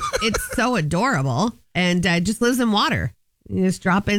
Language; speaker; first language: English; native; English